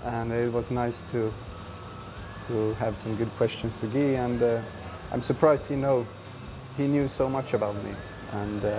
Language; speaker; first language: English; non-native, fluent; Finnish